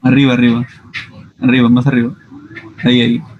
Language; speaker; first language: Spanish; native; Spanish